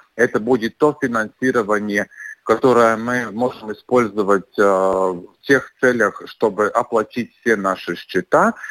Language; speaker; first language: Russian; non-native, local second language; Latvian